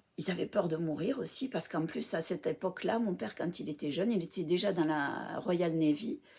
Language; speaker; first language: French; early bilingual, other home language; English